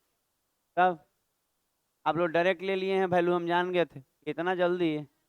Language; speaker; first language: Hindi; native; Hindi